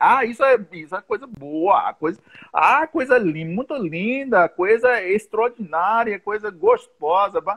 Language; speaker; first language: Portuguese; non-native, fluent; English